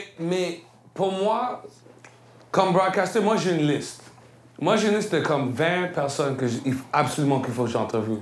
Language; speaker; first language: French; native; French